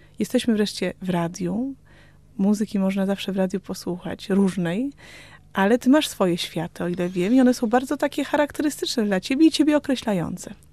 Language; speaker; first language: Polish; native; Polish